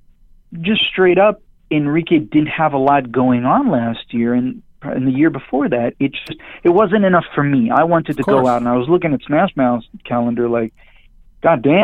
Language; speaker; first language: English; non-native, fluent; Hebrew